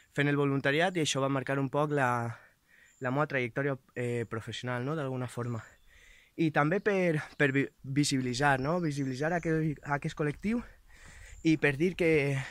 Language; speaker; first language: Catalan; native; Catalan